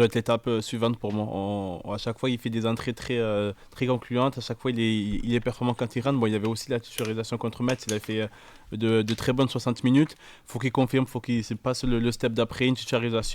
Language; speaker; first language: French; native; French